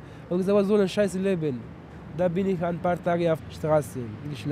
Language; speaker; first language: German; non-native, learner; Pashto